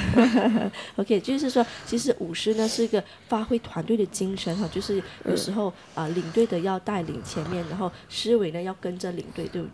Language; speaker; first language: Chinese; native; Chinese